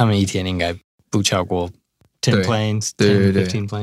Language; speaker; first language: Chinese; non-native, fluent; English